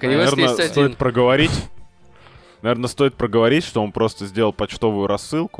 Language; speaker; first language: Russian; native; Russian